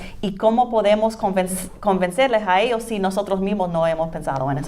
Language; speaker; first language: Spanish; non-native, fluent; English